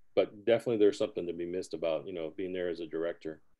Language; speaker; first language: English; early bilingual, other home language; Spanish